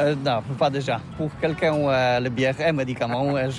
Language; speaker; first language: French; non-native, learner; Polish